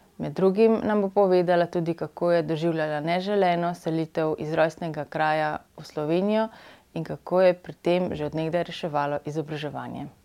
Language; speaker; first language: Slovenian; native; Slovenian